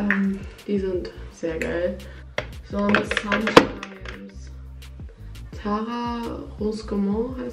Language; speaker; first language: German; native; German